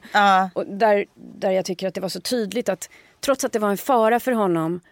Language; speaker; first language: Swedish; native; Swedish